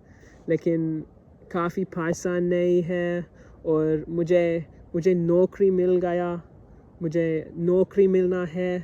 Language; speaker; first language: Hindi; non-native, learner; English